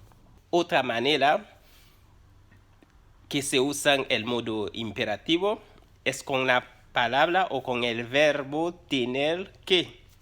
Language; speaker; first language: Spanish; non-native, fluent; Haitian Creole